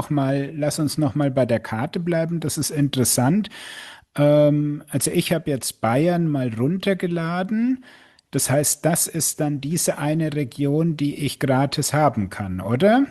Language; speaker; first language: German; native; German